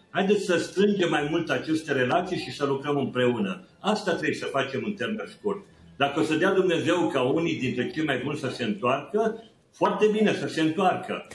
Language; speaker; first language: Romanian; native; Romanian